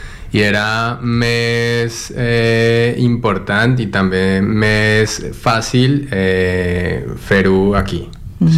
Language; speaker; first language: Catalan; non-native, learner; Spanish